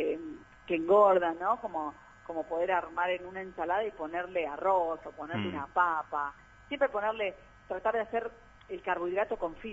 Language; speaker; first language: Spanish; native; Spanish